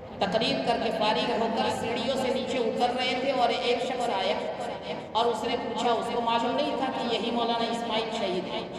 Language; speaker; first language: Urdu; non-native, local second language; Gujarati